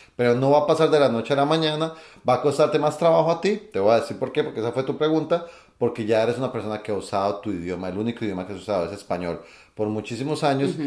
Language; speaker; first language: Spanish; native; Spanish